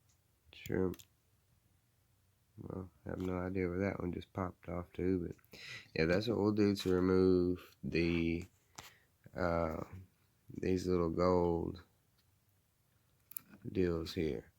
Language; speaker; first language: English; native; English